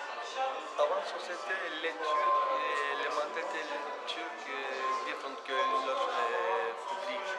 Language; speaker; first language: French; non-native, learner; Turkish